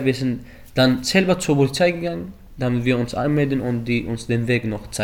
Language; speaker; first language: German; early bilingual, other home language; Arabic